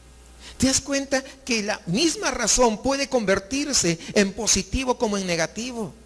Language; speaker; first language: Spanish; native; Spanish